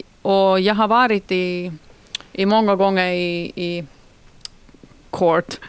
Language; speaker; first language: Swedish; non-native, local second language; Finnish